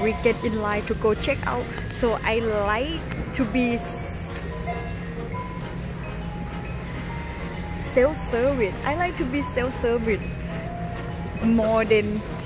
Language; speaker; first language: English; non-native, learner; Thai